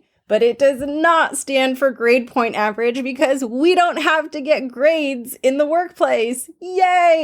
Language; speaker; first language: English; native; English